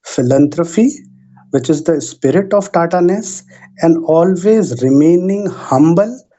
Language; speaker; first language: English; non-native, local second language; Hindi